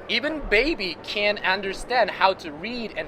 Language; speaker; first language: English; non-native, fluent; Japanese